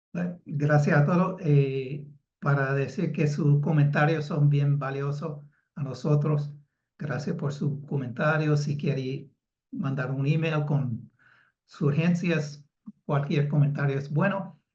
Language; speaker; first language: Spanish; non-native, fluent; English